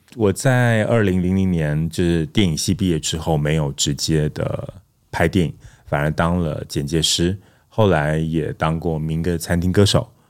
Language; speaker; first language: Chinese; non-native, local second language; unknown